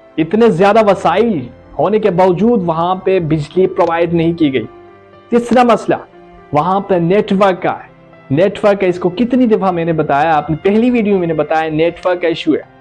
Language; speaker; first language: Urdu; non-native, local second language; Khowar